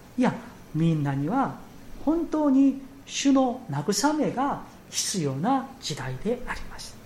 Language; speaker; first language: Japanese; non-native, fluent; Korean